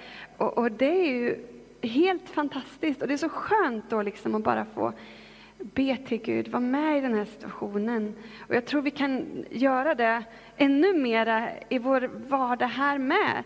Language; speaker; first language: Swedish; native; Swedish